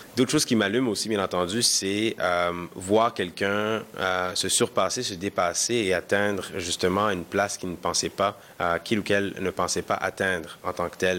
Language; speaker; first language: French; early bilingual, other home language; Kinyarwanda